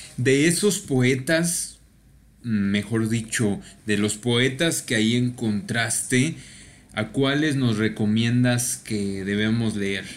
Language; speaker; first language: Spanish; native; Spanish